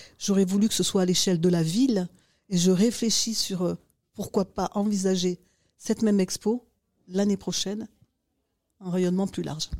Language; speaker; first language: French; native; French